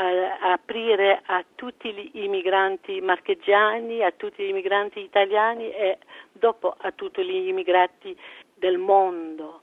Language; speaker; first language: Italian; early bilingual, heritage; French